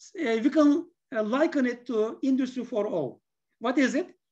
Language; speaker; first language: English; non-native, fluent; Turkish